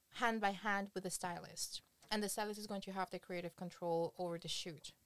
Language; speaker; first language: English; non-native, fluent; Spanish